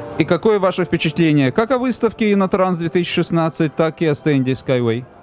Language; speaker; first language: Russian; native; Russian